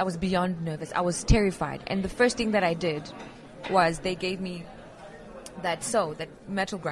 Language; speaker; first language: English; non-native, local second language; Venda